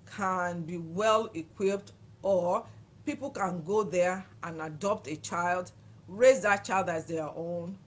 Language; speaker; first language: English; non-native, local second language; Yoruba